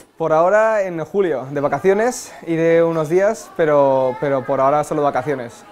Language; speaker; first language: Spanish; native; Spanish